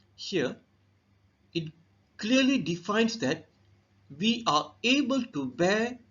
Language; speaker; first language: English; non-native, local second language; Tamil